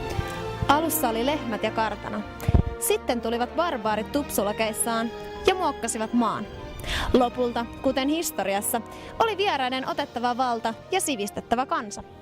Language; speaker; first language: Finnish; native; Finnish